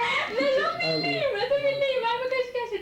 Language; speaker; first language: Hebrew; native; Hebrew